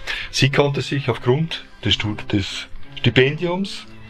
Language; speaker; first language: German; native; German